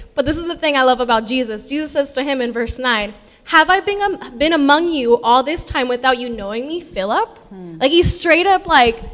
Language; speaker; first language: English; early bilingual, other home language; Spanish